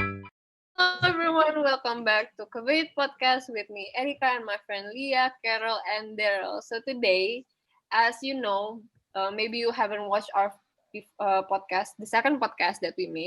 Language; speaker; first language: English; non-native, fluent; Indonesian